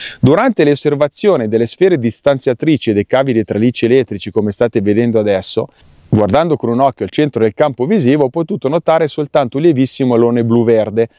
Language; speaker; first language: Italian; native; Italian